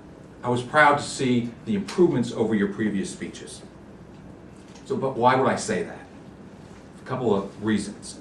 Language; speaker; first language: English; native; English